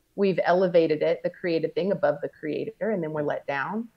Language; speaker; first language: English; native; English